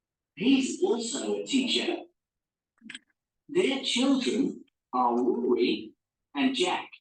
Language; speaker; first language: English; non-native, learner; Spanish